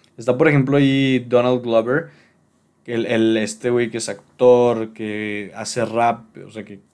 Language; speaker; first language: Spanish; native; Spanish